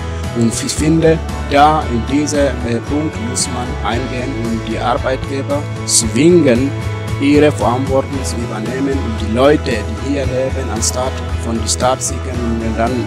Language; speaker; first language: German; non-native, learner; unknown